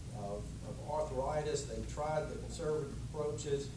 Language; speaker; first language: English; native; English